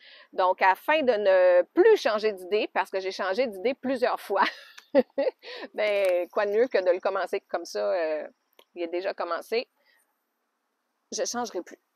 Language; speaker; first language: French; native; French